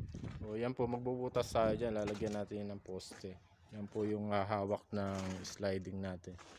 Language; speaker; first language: Filipino; native; Filipino